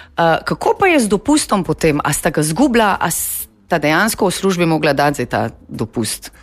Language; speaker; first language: Slovenian; native; Slovenian